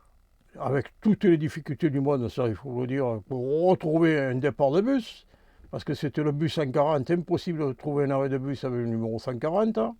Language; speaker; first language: French; native; French